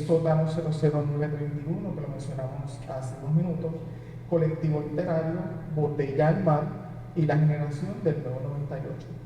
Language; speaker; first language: Spanish; native; Spanish